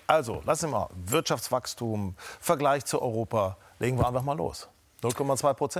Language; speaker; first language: German; native; German